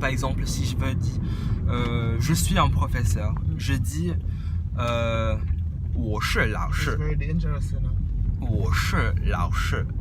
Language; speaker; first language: French; non-native, fluent; English